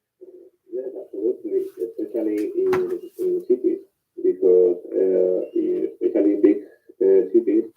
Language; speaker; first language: English; non-native, learner; Spanish